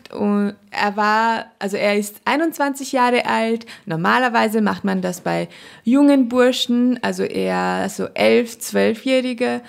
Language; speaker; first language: German; non-native, fluent; Nepali